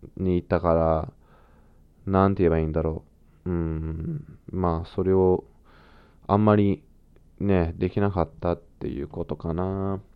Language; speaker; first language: Japanese; non-native, fluent; English